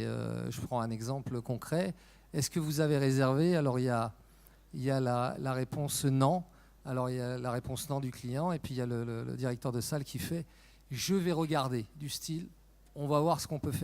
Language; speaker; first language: French; native; French